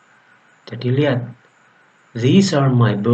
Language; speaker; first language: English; non-native, fluent; Indonesian